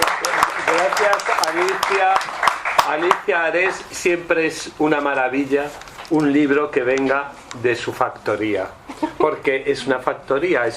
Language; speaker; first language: Spanish; native; Spanish